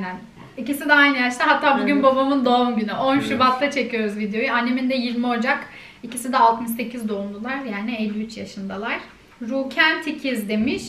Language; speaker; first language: Turkish; native; Turkish